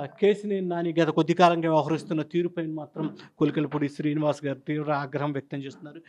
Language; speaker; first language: Telugu; native; Telugu